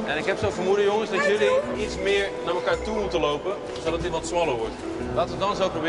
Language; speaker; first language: Dutch; native; Dutch